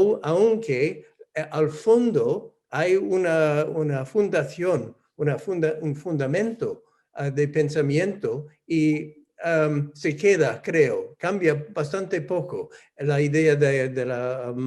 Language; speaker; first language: Spanish; non-native, fluent; English